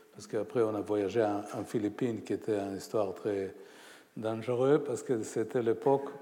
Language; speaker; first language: French; non-native, fluent; Hebrew